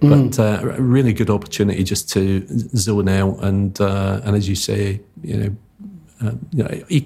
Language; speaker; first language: English; native; English